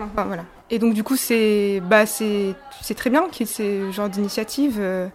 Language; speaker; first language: French; native; French